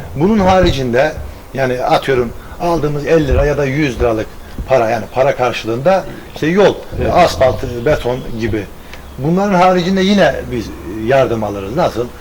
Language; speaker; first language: Turkish; native; Turkish